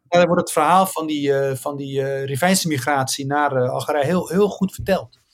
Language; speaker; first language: Dutch; early bilingual, other home language; Riffian